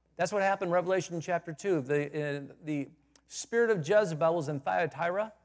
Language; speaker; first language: English; native; English